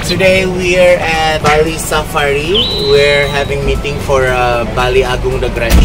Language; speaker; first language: English; non-native, fluent; Indonesian